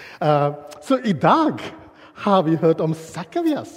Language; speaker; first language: Swedish; non-native, learner; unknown